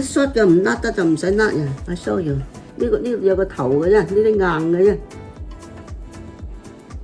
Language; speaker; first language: Cantonese; native; Cantonese